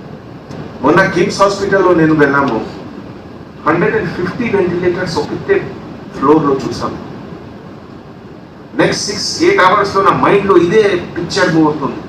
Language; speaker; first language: Telugu; non-native, fluent; Hindi